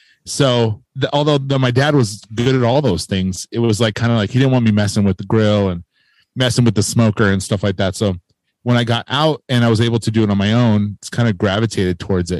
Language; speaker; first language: English; native; English